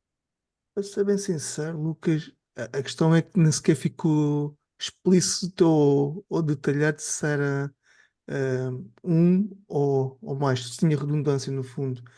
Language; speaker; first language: Portuguese; native; Portuguese